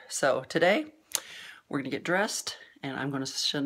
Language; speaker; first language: English; native; English